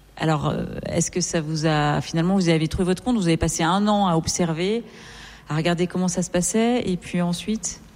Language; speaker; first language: French; native; French